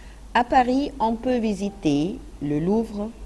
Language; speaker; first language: French; non-native, fluent; Arabic